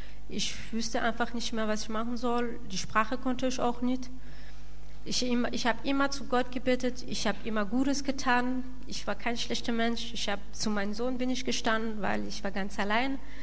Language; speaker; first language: German; non-native, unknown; French